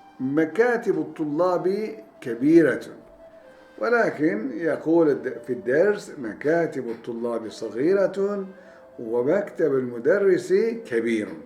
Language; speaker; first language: Arabic; non-native, fluent; Turkish